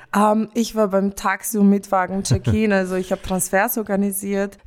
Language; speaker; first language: German; early bilingual, other home language; Romanian